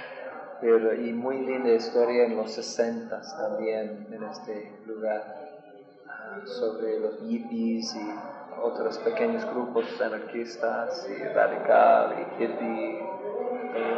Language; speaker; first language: Spanish; non-native, learner; English